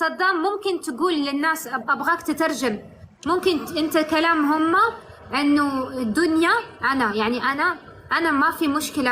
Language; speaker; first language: Arabic; non-native, learner; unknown